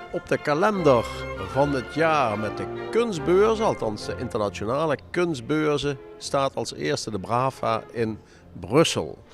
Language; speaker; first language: Dutch; native; Dutch